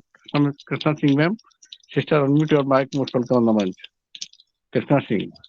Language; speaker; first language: Hindi; native; Hindi